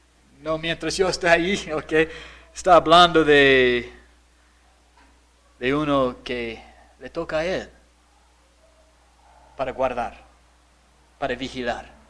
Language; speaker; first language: Spanish; non-native, fluent; English